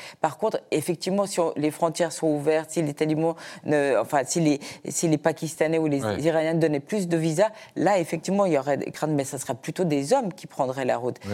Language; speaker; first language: French; early bilingual, other home language; Persian